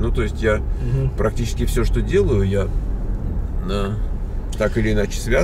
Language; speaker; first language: Russian; native; Russian